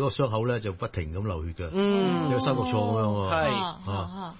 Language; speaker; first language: Cantonese; native; Cantonese